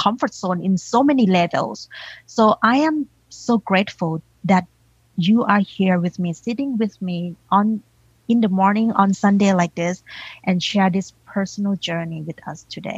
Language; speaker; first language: English; non-native, fluent; Thai